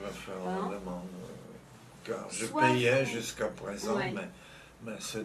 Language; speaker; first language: French; non-native, fluent; Czech